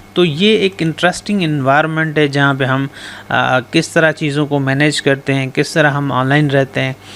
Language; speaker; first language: Urdu; non-native, local second language; Sindhi